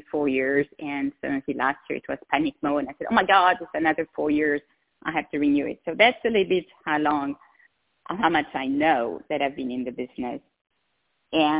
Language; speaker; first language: English; non-native, fluent; French